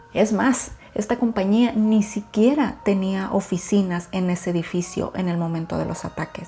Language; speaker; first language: Spanish; native; Spanish